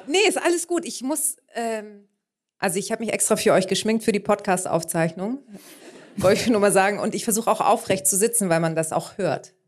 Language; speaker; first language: German; early bilingual, other home language; Greek